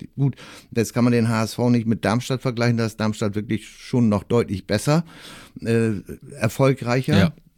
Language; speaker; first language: German; native; German